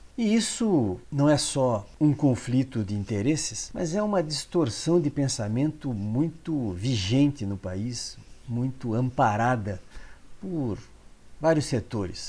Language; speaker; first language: Portuguese; native; Portuguese